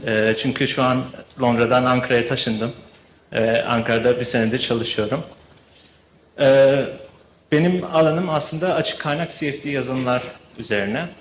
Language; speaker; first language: Turkish; early bilingual, heritage; Turkish